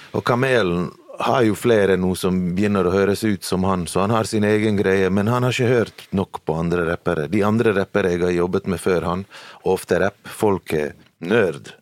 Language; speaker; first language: Norwegian; early bilingual, other home language; Bosnian